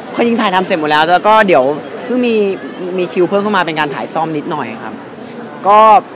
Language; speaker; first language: Thai; native; Thai